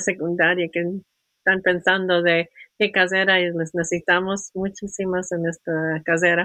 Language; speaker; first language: Spanish; early bilingual, heritage; Spanish